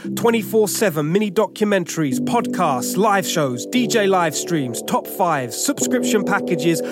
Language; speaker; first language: English; native; English